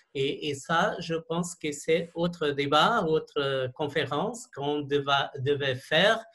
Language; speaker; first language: French; non-native, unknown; Portuguese